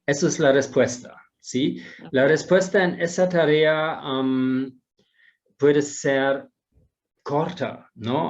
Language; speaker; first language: Spanish; non-native, fluent; German